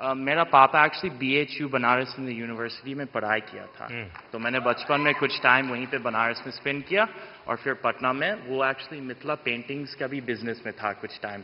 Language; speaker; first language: Hindi; early bilingual, other home language; English